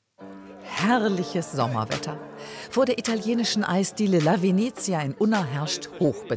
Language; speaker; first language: German; native; German